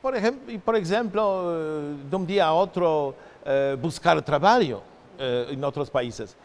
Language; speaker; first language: Portuguese; non-native, fluent; Polish